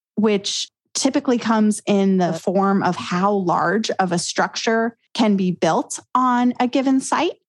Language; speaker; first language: English; native; English